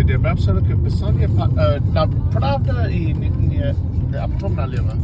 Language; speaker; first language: Russian; non-native, learner; English